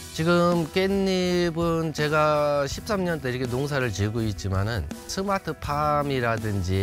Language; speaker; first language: Korean; native; Korean